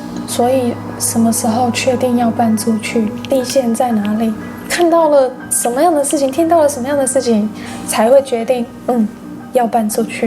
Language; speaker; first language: Chinese; non-native, fluent; English